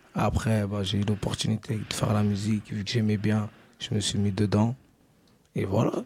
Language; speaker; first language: French; native; French